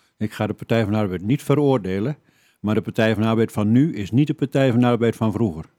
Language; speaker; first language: Dutch; native; Dutch